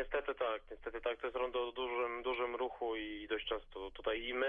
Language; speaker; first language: Polish; native; Polish